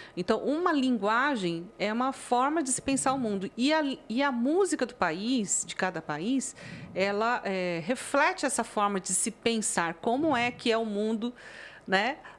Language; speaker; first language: Portuguese; early bilingual, other home language; Chinese